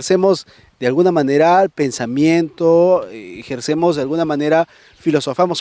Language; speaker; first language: Spanish; native; Spanish